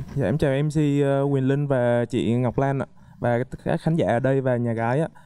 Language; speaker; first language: Vietnamese; native; Vietnamese